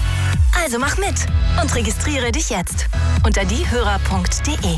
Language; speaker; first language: German; native; German